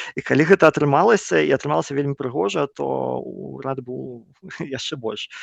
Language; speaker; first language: Belarusian; non-native, local second language; Russian